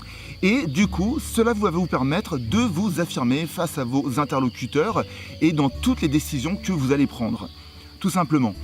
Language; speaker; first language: French; native; French